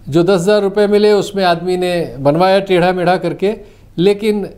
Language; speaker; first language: Hindi; native; Hindi